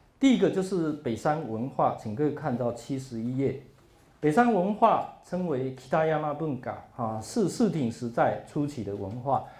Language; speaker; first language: Chinese; non-native, local second language; Hakka Chinese